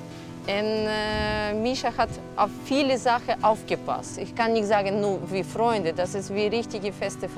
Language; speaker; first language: German; non-native, learner; Russian